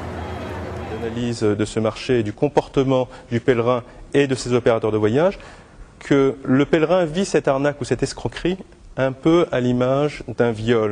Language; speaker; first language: French; native; French